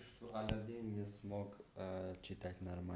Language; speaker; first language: Russian; non-native, learner; Hungarian